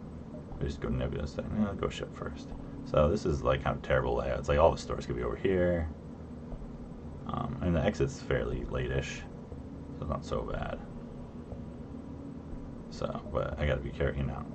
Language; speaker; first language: English; native; English